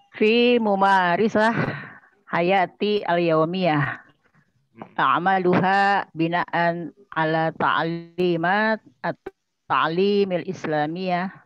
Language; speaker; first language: Arabic; non-native, learner; Indonesian